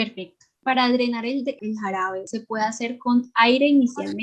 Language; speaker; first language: Spanish; native; Spanish